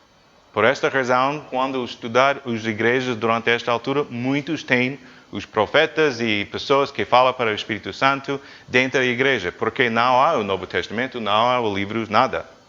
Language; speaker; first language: Portuguese; non-native, fluent; English